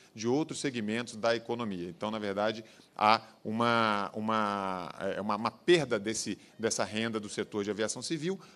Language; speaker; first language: Portuguese; native; Portuguese